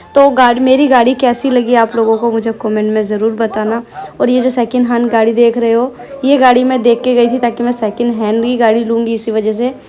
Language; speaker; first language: Hindi; non-native, local second language; Bangla